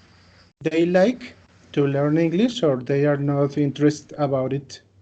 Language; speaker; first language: English; non-native, fluent; Spanish